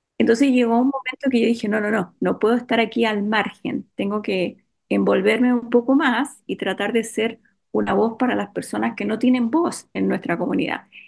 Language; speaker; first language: Spanish; native; Spanish